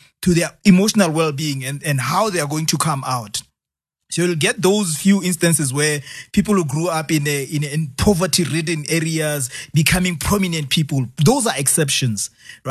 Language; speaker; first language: English; non-native, local second language; Zulu